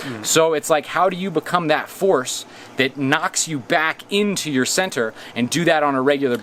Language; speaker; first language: English; native; English